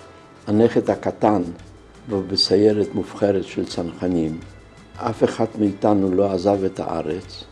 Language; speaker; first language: Hebrew; non-native, fluent; Polish